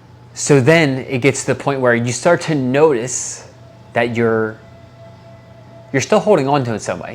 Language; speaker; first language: English; native; English